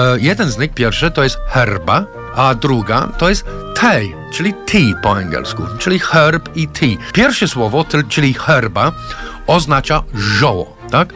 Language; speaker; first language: Polish; non-native, fluent; English